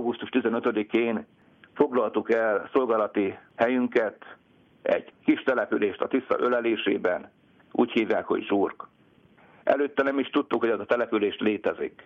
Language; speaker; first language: Hungarian; native; Hungarian